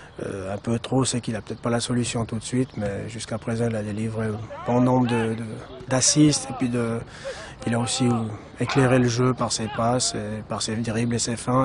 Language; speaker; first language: French; native; French